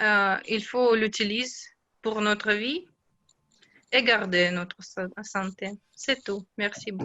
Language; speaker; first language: French; non-native, learner; Russian